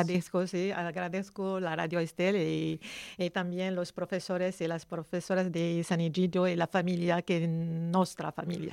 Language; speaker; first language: Spanish; non-native, learner; Arabic